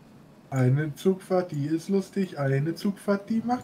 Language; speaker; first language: German; native; German